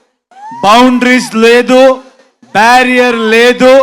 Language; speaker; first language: Telugu; non-native, learner; Kannada